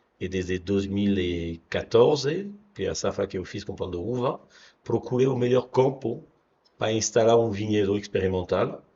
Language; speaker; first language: Portuguese; non-native, fluent; French